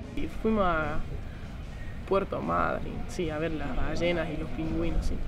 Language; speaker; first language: Spanish; non-native, learner; German